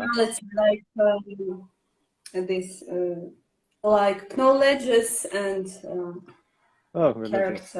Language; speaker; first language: English; non-native, learner; Russian